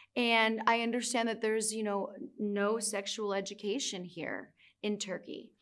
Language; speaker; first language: English; native; English